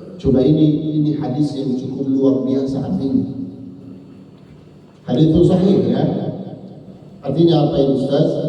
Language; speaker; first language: Indonesian; non-native, learner; Arabic